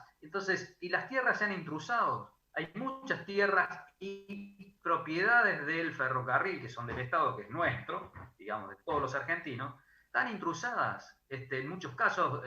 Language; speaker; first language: Spanish; native; Spanish